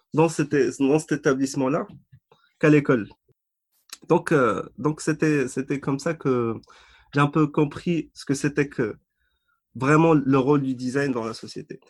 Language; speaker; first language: French; non-native, local second language; Arabic